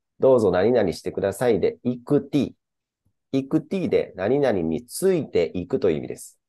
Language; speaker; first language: Japanese; native; Japanese